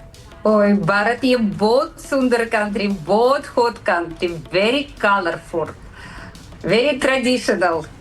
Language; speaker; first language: Hindi; non-native, learner; Russian